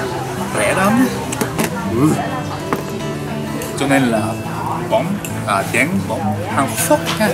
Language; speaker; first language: Vietnamese; non-native, learner; Japanese